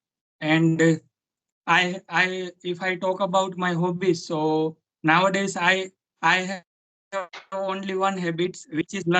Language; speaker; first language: English; non-native, learner; Gujarati